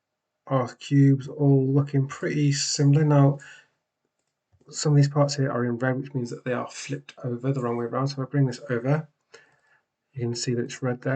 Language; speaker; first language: English; native; English